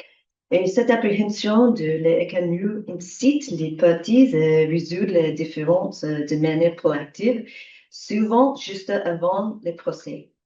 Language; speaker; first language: French; non-native, learner; English